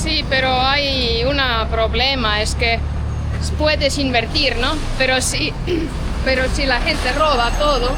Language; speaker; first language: Spanish; non-native, fluent; Estonian